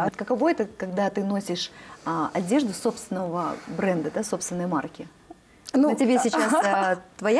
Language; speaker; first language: Russian; native; Russian